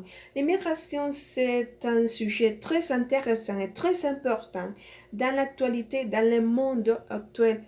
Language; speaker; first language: French; non-native, learner; Spanish